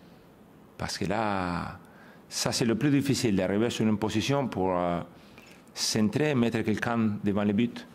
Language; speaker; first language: French; non-native, fluent; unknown